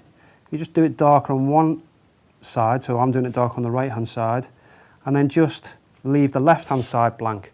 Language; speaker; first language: English; native; English